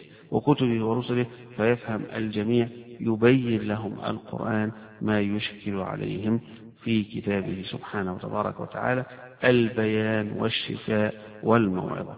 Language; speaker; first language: Arabic; native; Arabic